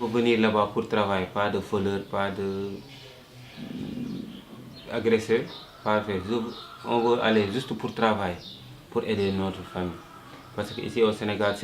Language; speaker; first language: French; non-native, local second language; Wolof